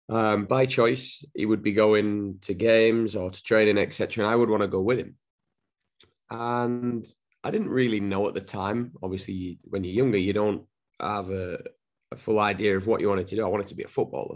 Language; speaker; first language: English; native; English